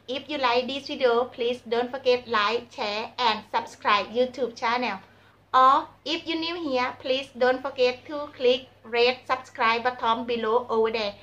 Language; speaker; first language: English; non-native, learner; Thai